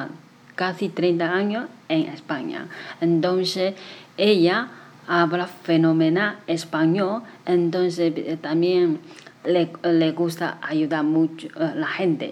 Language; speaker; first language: Spanish; non-native, learner; Chinese